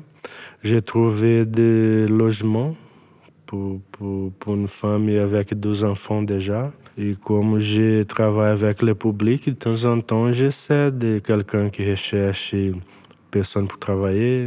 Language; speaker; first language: French; non-native, learner; Portuguese